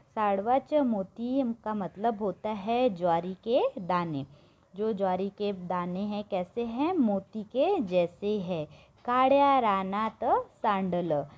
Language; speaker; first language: Hindi; non-native, local second language; Marathi